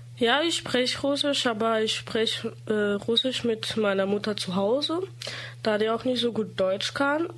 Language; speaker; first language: German; early bilingual, other home language; Russian